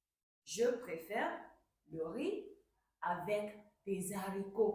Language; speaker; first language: French; non-native, fluent; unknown